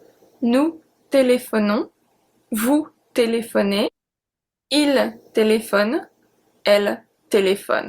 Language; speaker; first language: French; non-native, learner; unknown